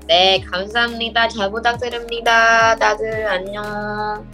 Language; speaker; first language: Korean; non-native, learner; Indonesian